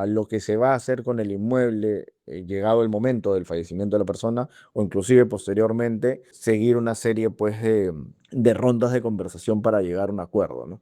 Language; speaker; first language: Spanish; native; Spanish